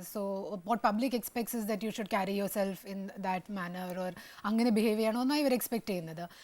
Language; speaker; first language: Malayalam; early bilingual, heritage; Malayalam